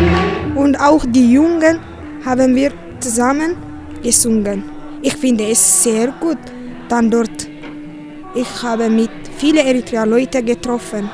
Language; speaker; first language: German; non-native, learner; Tigrinya